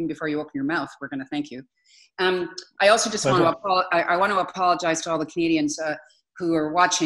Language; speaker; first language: English; native; English